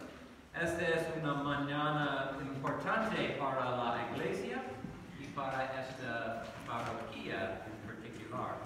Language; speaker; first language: Spanish; non-native, learner; English